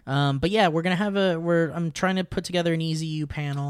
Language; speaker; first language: English; native; English